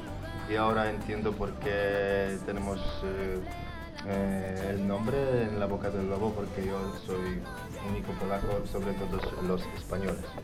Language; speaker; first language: Spanish; non-native, learner; Polish